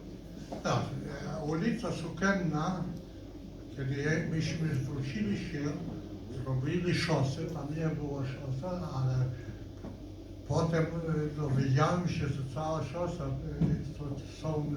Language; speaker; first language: Polish; non-native, local second language; Yiddish